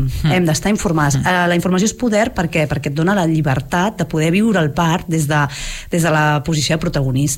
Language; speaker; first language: Catalan; native; Catalan